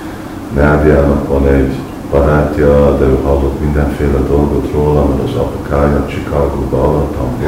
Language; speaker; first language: Hungarian; early bilingual, heritage; Hungarian